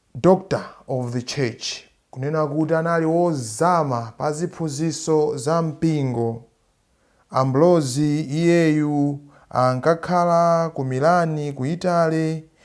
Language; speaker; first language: Nyanja; non-native, local second language; Tumbuka